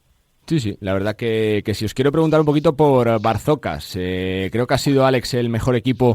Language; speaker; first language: Spanish; native; Spanish